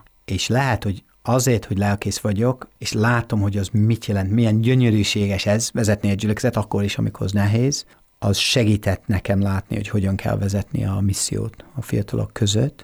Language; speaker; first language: Hungarian; non-native, fluent; English